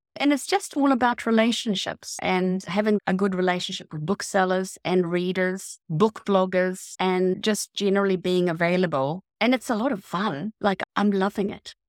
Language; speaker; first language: English; non-native, fluent; Swedish